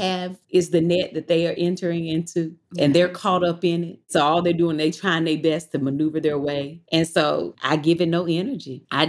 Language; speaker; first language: English; native; English